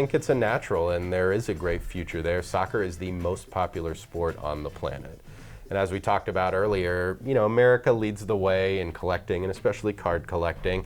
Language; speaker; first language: English; native; English